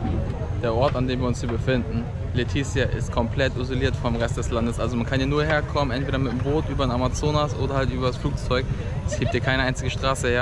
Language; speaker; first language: German; native; German